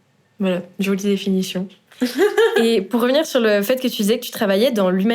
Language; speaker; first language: French; native; French